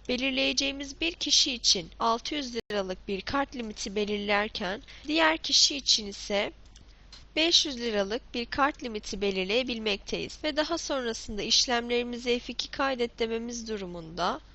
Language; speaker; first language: Turkish; native; Turkish